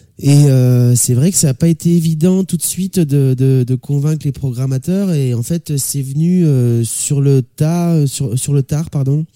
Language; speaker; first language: French; native; French